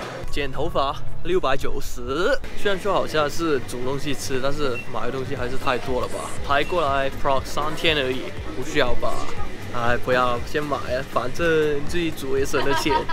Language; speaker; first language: Chinese; native; Chinese